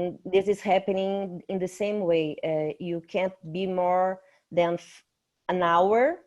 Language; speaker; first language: English; non-native, fluent; Portuguese